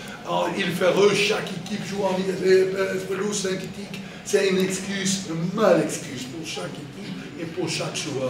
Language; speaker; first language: French; non-native, learner; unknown